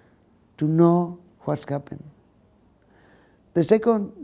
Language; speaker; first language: English; non-native, learner; Spanish